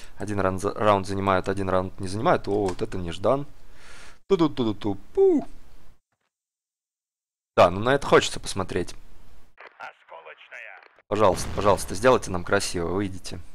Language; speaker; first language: Russian; native; Russian